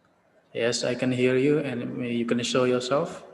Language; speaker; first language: English; non-native, learner; Indonesian